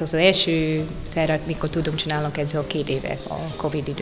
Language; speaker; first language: Hungarian; non-native, learner; English